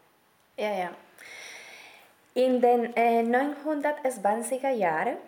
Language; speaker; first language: German; non-native, learner; Spanish